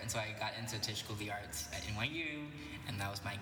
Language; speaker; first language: English; native; English